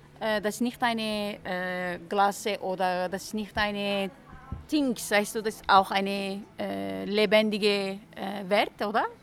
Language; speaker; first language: German; non-native, learner; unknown